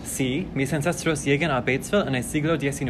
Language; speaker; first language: Spanish; non-native, learner; English